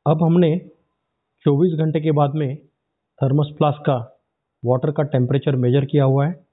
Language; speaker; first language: Hindi; non-native, local second language; Marathi